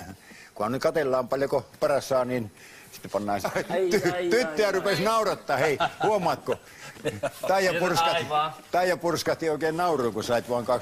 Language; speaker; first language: Finnish; native; Finnish